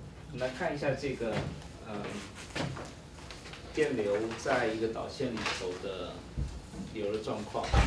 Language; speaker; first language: Chinese; native; Chinese